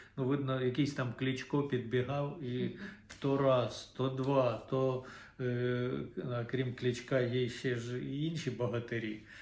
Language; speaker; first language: Ukrainian; non-native, local second language; Russian